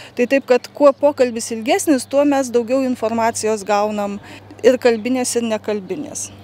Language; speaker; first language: Lithuanian; native; Lithuanian